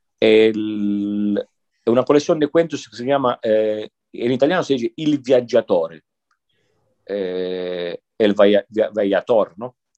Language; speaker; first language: Spanish; non-native, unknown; Italian